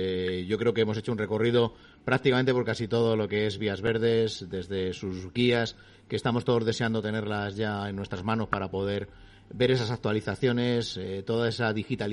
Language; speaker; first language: Spanish; native; Spanish